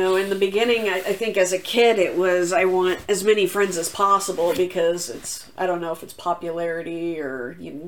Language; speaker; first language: English; native; English